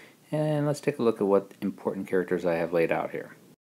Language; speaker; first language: English; native; English